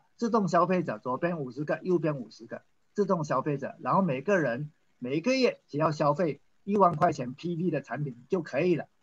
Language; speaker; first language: Chinese; native; Chinese